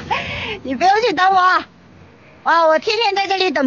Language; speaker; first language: Chinese; native; Chinese